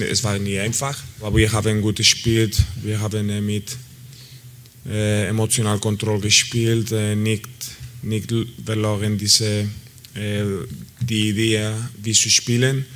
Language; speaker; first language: German; non-native, learner; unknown